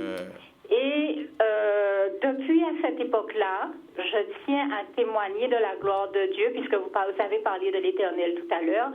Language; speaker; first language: French; native; French